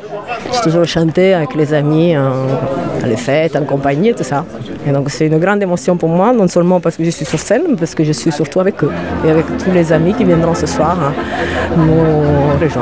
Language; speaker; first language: French; non-native, fluent; Italian